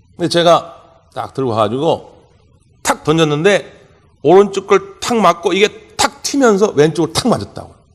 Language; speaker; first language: Korean; native; Korean